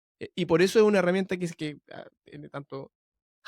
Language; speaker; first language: Spanish; native; Spanish